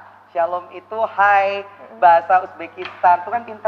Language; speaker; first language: Indonesian; native; Indonesian